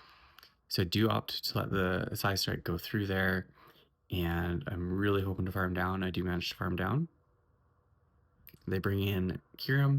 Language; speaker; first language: English; native; English